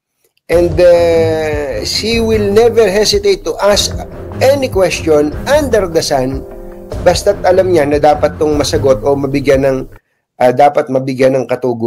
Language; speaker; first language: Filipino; native; Filipino